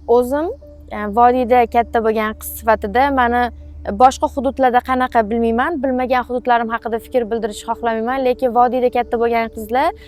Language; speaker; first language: Uzbek; native; Uzbek